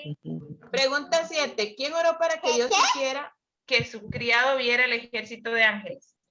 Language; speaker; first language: Spanish; native; Spanish